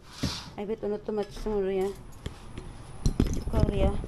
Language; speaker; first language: Turkish; non-native, learner; Filipino